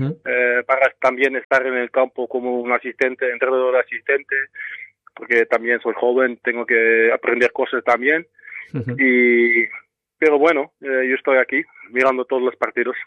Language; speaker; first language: Spanish; non-native, fluent; Dutch